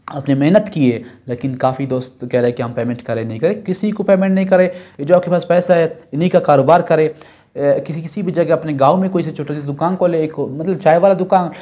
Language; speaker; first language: Urdu; non-native, local second language; Brahui